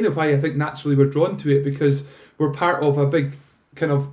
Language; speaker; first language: English; native; English